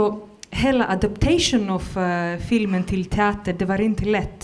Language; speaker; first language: Swedish; non-native, fluent; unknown